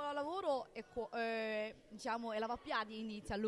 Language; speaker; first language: Italian; non-native, learner; Chinese